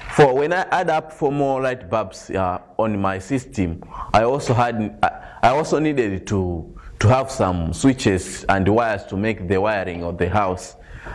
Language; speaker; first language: English; non-native, local second language; Nyanja